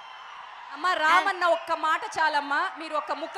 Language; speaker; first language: Telugu; non-native, local second language; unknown